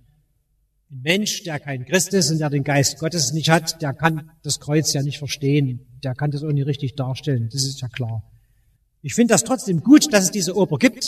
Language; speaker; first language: German; native; German